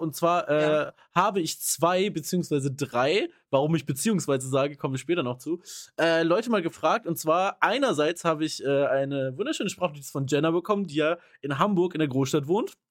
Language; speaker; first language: German; native; German